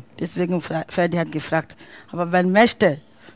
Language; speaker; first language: German; non-native, learner; Akan